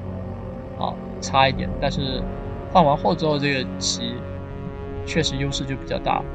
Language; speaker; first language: Chinese; native; Chinese